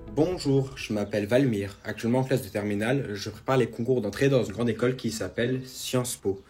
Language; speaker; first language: French; early bilingual, other home language; Albanian